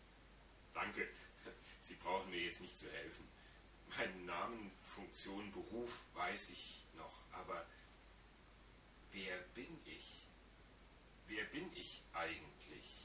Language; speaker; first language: German; native; German